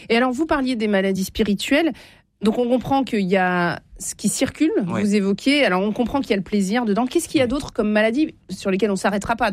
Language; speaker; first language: French; native; French